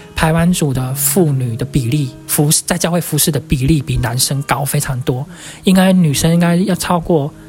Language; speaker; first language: Chinese; native; Chinese